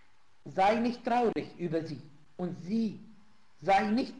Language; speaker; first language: German; non-native, fluent; Arabic